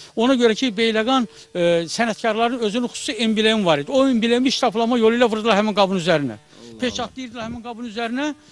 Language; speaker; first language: Azerbaijani; native; Azerbaijani